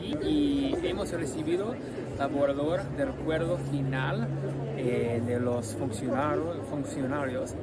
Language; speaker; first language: Spanish; non-native, learner; English